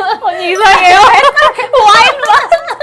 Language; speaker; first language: Korean; non-native, learner; English